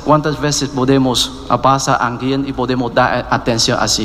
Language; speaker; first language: Spanish; non-native, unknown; Vietnamese